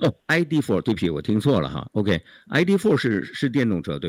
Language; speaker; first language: Chinese; native; Chinese